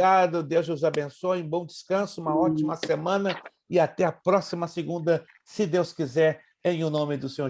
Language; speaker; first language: Portuguese; native; Portuguese